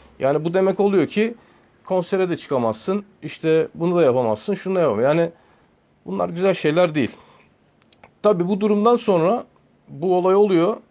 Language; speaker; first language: Turkish; early bilingual, heritage; Turkish